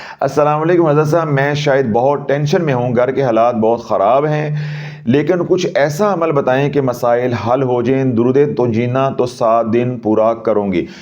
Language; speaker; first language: Urdu; non-native, local second language; Punjabi